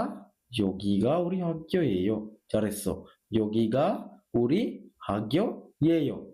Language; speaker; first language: Korean; non-native, fluent; Sinhala